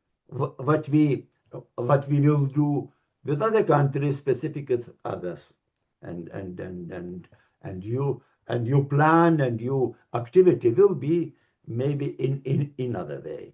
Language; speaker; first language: English; non-native, learner; Lithuanian